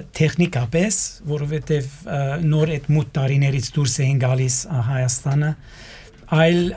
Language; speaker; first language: Armenian; early bilingual, heritage; Armenian